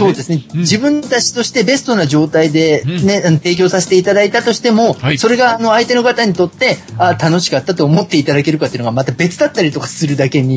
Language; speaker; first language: Japanese; native; Japanese